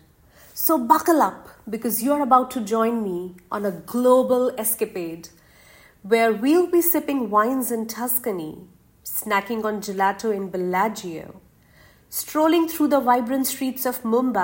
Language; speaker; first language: English; non-native, local second language; Hindi